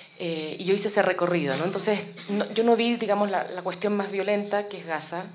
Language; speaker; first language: Spanish; native; Spanish